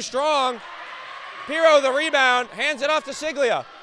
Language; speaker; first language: English; native; English